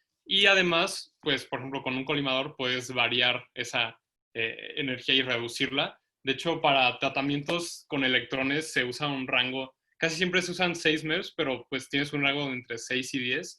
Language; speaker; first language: Spanish; native; Spanish